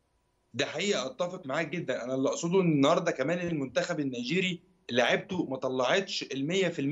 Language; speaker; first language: Arabic; native; Arabic